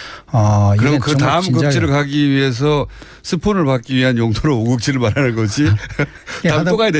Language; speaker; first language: Korean; native; Korean